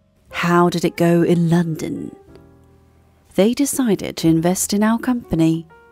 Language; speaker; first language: English; non-native, fluent; Korean